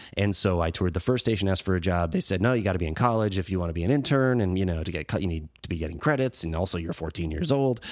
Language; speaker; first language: English; native; English